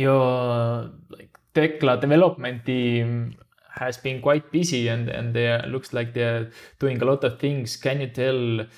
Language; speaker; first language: English; non-native, fluent; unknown